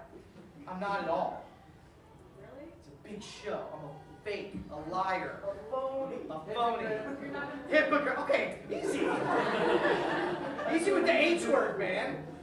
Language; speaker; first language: English; native; English